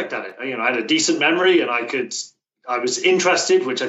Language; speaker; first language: English; native; English